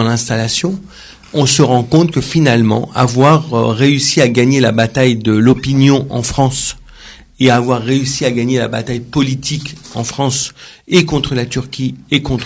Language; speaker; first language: French; native; French